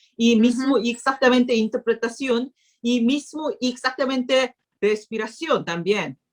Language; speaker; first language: Spanish; non-native, learner; Korean